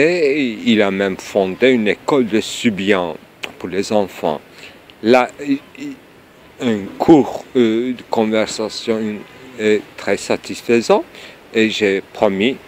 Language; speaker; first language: French; non-native, fluent; Turkish